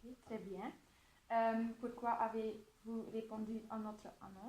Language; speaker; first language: French; non-native, local second language; Dutch